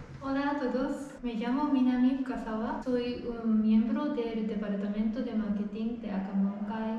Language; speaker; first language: Spanish; non-native, fluent; Japanese